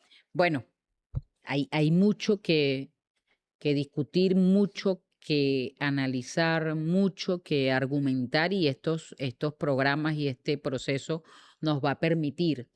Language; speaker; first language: Spanish; native; Spanish